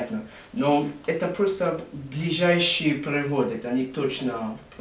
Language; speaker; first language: Russian; non-native, learner; English